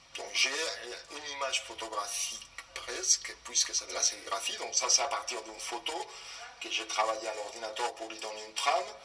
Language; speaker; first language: French; non-native, fluent; Spanish